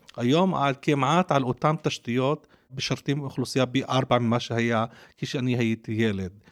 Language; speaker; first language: Hebrew; non-native, local second language; Arabic